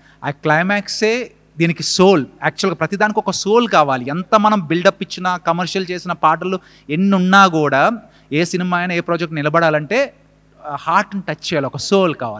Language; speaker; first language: Telugu; native; Telugu